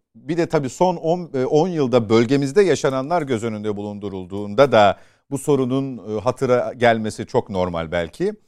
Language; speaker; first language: Turkish; native; Turkish